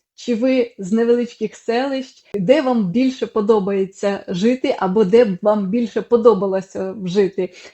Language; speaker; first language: Ukrainian; non-native, local second language; Russian